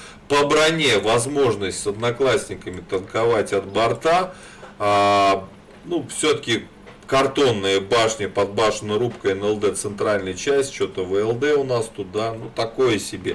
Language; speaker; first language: Russian; native; Russian